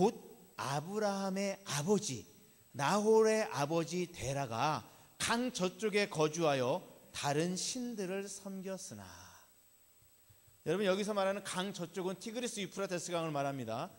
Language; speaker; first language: Korean; native; Korean